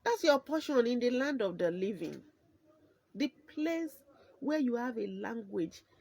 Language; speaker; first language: English; non-native, local second language; Yoruba